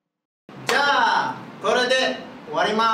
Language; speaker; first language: Japanese; non-native, learner; Malay